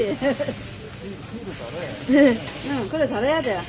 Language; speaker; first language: Korean; native; Korean